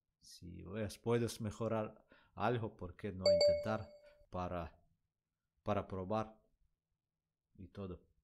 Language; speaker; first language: Spanish; non-native, learner; Russian